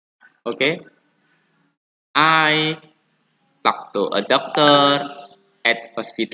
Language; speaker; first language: English; non-native, learner; Indonesian